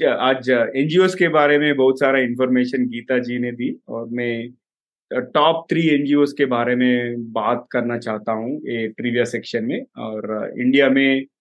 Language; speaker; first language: Hindi; non-native, local second language; Telugu